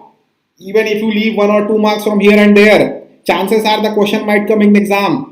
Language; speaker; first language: English; non-native, local second language; Hindi